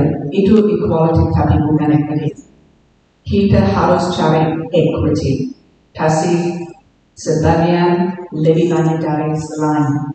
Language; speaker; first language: Indonesian; non-native, learner; English